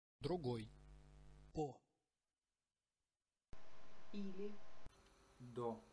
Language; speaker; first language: Russian; non-native, learner; English